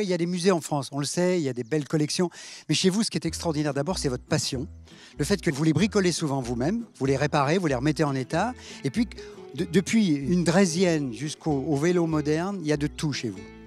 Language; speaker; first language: French; native; French